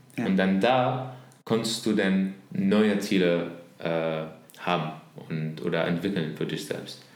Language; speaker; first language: German; non-native, learner; Arabic